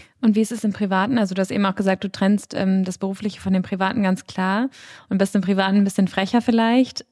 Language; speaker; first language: German; native; German